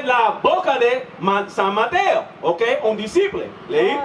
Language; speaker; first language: Spanish; non-native, learner; English